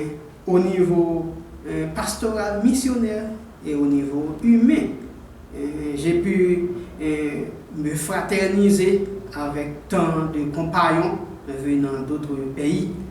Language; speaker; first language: French; non-native, local second language; Haitian Creole